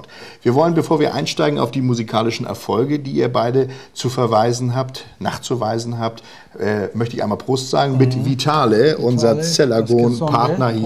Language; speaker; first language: German; native; German